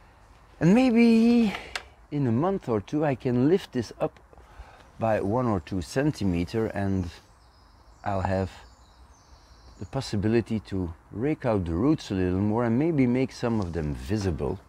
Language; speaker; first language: English; non-native, fluent; Dutch